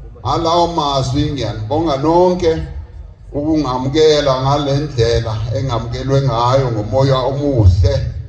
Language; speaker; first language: Zulu; non-native, local second language; Venda